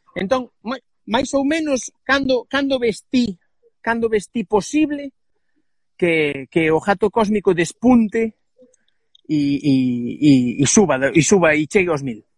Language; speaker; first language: Galician; non-native, local second language; Spanish